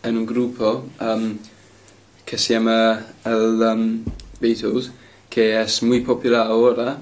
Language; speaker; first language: Spanish; non-native, learner; English